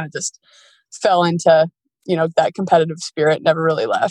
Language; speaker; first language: English; native; English